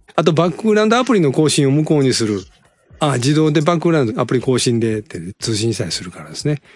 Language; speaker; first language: Japanese; native; Japanese